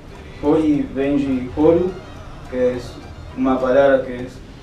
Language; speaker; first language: Portuguese; non-native, fluent; Spanish